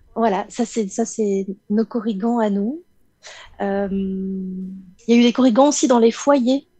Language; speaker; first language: French; native; French